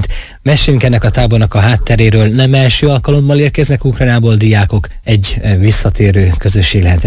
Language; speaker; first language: Hungarian; native; Hungarian